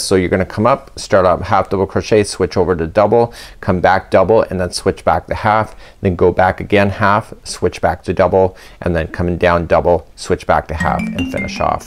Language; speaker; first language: English; native; English